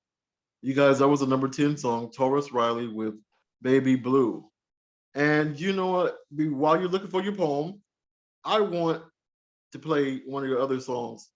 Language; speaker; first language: English; native; English